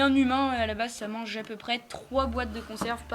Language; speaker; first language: French; native; French